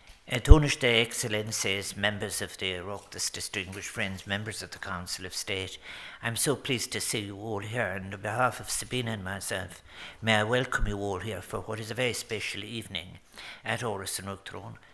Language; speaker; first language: English; native; English